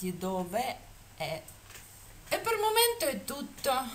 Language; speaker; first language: Italian; non-native, fluent; Russian